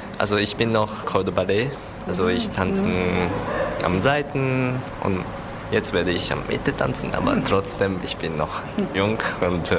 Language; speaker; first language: German; non-native, learner; Japanese